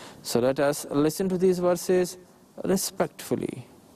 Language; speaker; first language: English; non-native, local second language; Urdu